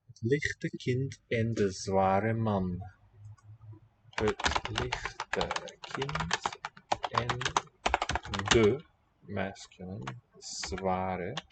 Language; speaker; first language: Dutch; non-native, learner; English